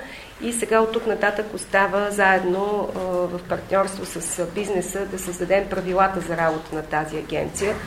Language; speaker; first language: Bulgarian; native; Bulgarian